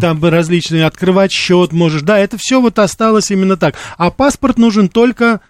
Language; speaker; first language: Russian; native; Russian